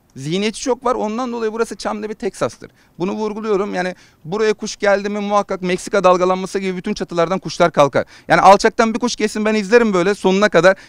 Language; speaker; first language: Turkish; native; Turkish